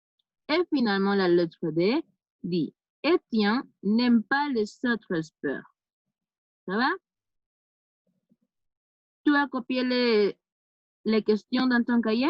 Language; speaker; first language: French; non-native, fluent; Spanish